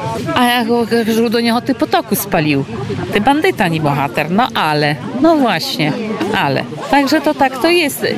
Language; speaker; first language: Polish; non-native, local second language; Belarusian